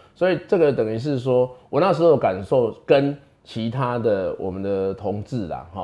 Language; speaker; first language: Chinese; native; Chinese